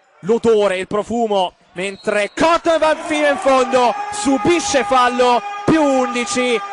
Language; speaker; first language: Italian; native; Italian